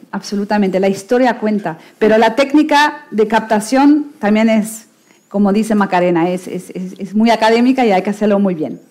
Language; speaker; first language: Spanish; non-native, fluent; German